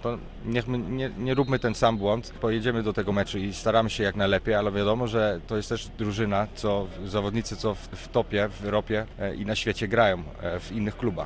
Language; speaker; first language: Polish; early bilingual, heritage; Polish